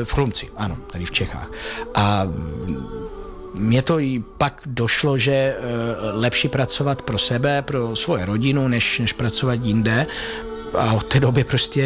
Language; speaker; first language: Czech; non-native, fluent; Italian